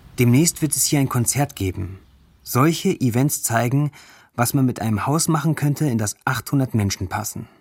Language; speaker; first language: German; native; German